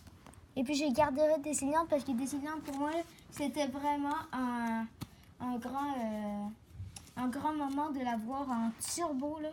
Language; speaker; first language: French; native; French